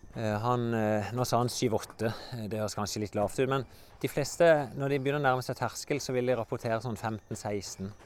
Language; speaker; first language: Norwegian; native; Norwegian